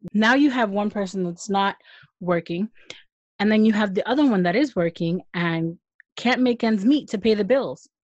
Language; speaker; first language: English; native; English